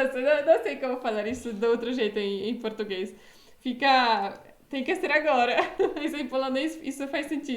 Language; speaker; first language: Portuguese; non-native, fluent; Polish